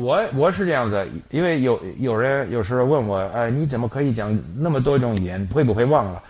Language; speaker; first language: Chinese; non-native, fluent; English